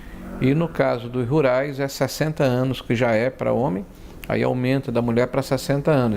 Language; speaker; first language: Portuguese; native; Portuguese